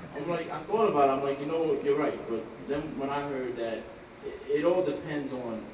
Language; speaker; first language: English; native; English